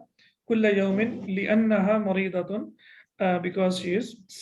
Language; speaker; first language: Arabic; non-native, fluent; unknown